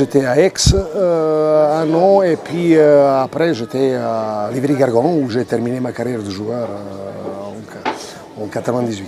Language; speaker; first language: French; non-native, fluent; Croatian